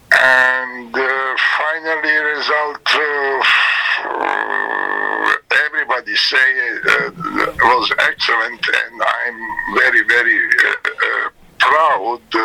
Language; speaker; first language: English; non-native, learner; Serbian